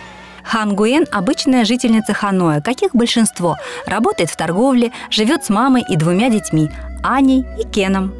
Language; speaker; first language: Russian; native; Russian